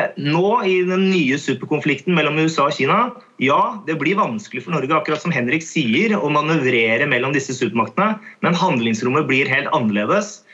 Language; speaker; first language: Norwegian; native; Norwegian